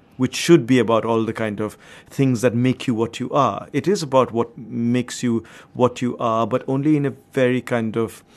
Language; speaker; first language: English; non-native, local second language; Bangla